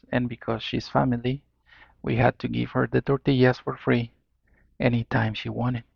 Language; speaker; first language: English; non-native, fluent; Spanish